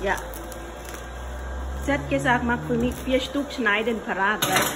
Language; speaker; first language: German; non-native, learner; Thai